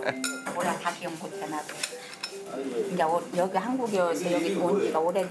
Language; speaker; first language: Korean; native; Korean